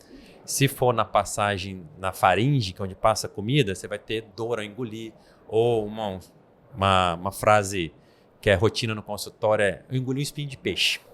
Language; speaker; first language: Portuguese; native; Portuguese